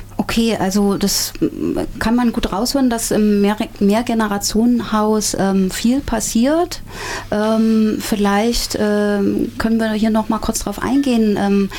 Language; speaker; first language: German; native; German